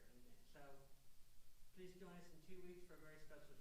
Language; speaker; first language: English; native; English